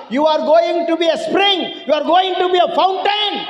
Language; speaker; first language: English; non-native, local second language; Tamil